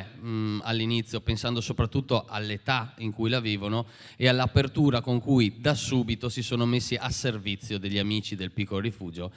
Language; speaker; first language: Italian; native; Italian